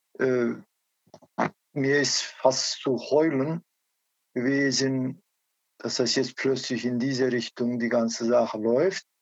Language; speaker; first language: German; non-native, learner; Turkish